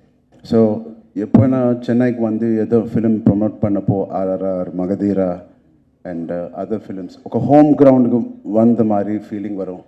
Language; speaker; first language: Tamil; non-native, local second language; Telugu